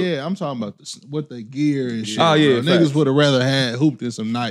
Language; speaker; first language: English; native; English